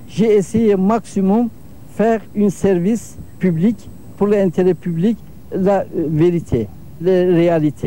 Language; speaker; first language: French; non-native, learner; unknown